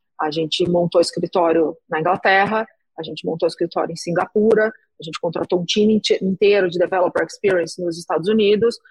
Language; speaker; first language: Portuguese; native; Portuguese